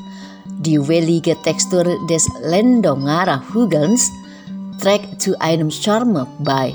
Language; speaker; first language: German; non-native, fluent; Indonesian